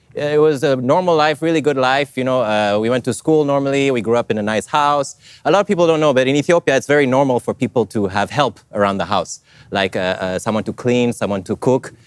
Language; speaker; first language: English; non-native, fluent; Amharic